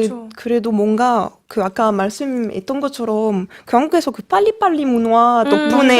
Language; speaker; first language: Korean; non-native, fluent; French